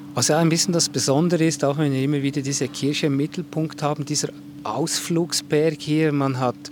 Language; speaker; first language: German; native; German